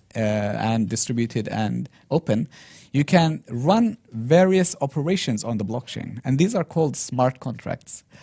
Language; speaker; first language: English; non-native, fluent; Arabic